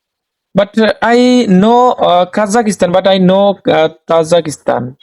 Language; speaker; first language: English; non-native, learner; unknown